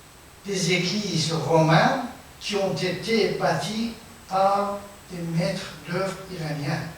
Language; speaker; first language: French; non-native, fluent; Persian